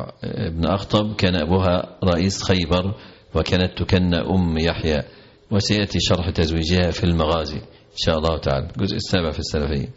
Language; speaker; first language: Arabic; native; Arabic